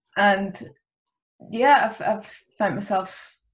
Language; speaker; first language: English; native; English